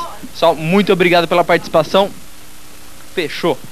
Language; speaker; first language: Portuguese; native; Portuguese